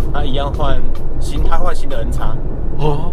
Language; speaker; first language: Chinese; native; Chinese